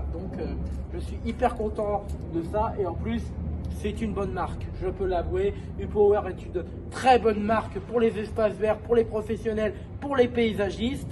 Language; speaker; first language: French; native; French